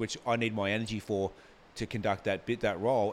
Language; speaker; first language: English; native; English